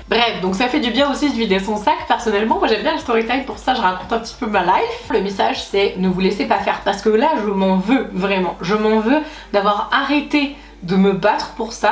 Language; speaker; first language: French; native; French